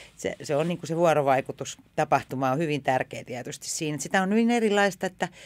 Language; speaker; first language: Finnish; native; Finnish